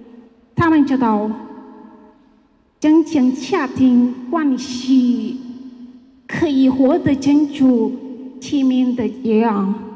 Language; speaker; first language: Chinese; non-native, fluent; Indonesian